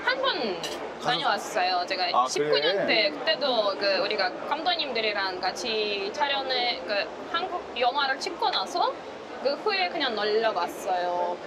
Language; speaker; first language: Korean; non-native, fluent; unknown